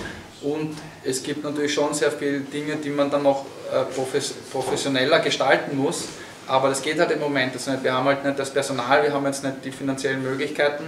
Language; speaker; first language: German; native; German